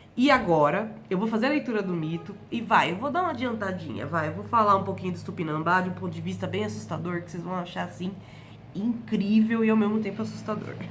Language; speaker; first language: Portuguese; native; Portuguese